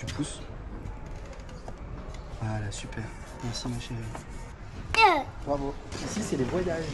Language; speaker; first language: French; native; French